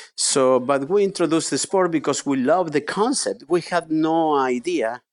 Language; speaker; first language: English; non-native, fluent; Spanish